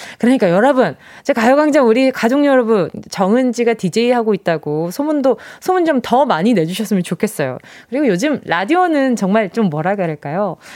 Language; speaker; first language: Korean; native; Korean